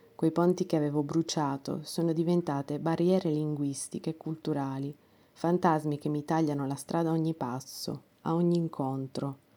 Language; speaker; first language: Italian; non-native, fluent; Romanian